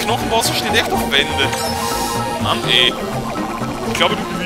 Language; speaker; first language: German; native; German